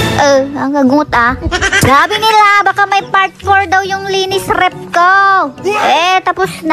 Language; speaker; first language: Filipino; non-native, local second language; Iloko